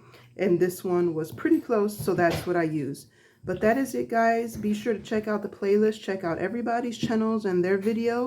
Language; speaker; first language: English; native; English